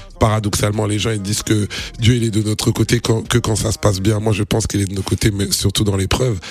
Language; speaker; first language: French; non-native, local second language; Lingala